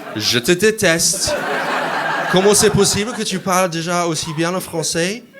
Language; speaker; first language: French; non-native, fluent; English